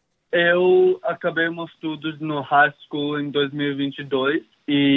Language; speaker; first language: Portuguese; early bilingual, heritage; English